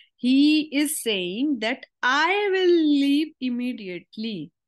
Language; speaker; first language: English; non-native, local second language; Hindi